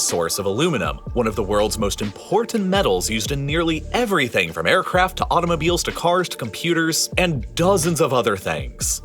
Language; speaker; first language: English; native; English